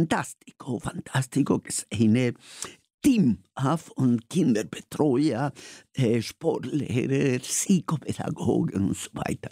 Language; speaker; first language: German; non-native, fluent; Spanish